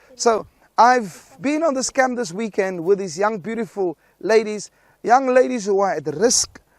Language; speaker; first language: English; non-native, local second language; Afrikaans